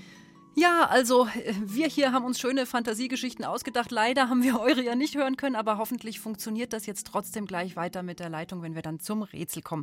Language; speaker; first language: German; native; German